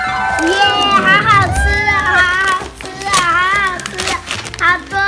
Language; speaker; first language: Chinese; early bilingual, other home language; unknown